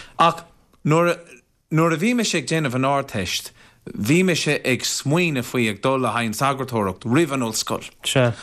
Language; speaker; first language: Irish; non-native, local second language; English